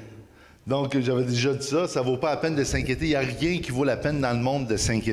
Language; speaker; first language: French; native; French